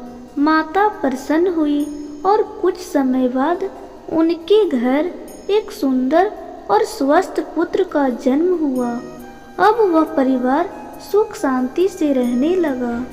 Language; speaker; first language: Hindi; native; Hindi